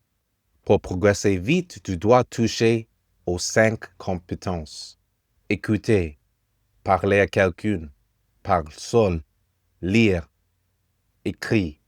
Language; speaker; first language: French; non-native, fluent; English